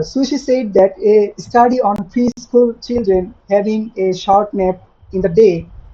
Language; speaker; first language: English; non-native, local second language; Bangla